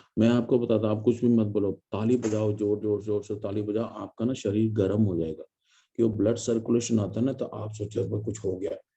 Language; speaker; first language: Hindi; non-native, local second language; Malayalam